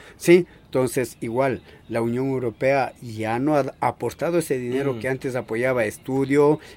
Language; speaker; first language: Spanish; non-native, local second language; Quechua